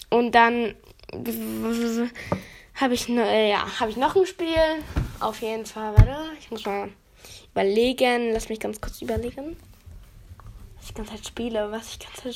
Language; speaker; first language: German; native; German